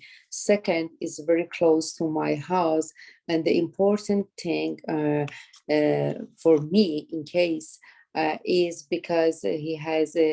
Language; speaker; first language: English; non-native, learner; Persian